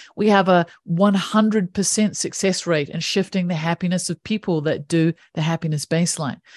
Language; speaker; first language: English; native; English